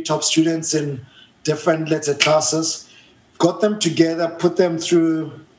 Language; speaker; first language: English; non-native, local second language; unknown